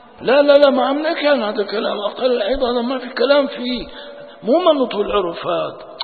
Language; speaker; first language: Arabic; non-native, local second language; Kurdish